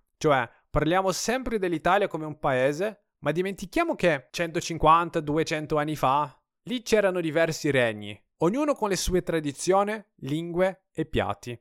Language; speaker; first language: Italian; non-native, fluent; Portuguese